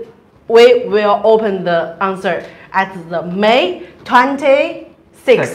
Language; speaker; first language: English; non-native, learner; Chinese